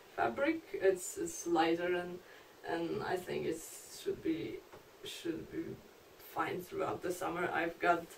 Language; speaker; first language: English; non-native, fluent; Polish